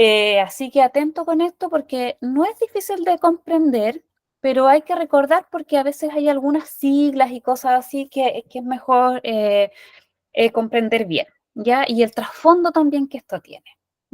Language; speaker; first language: Spanish; native; Spanish